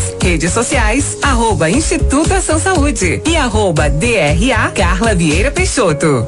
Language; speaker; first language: Portuguese; native; Portuguese